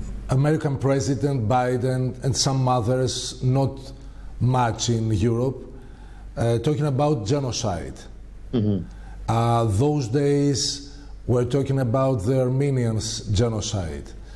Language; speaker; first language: English; non-native, fluent; Greek